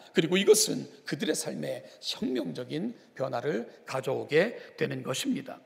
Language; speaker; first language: Korean; native; Korean